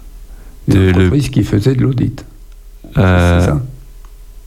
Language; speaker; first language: French; native; French